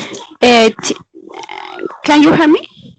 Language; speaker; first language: English; non-native, learner; Spanish